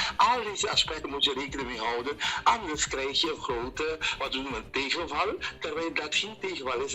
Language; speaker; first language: Dutch; non-native, local second language; Papiamento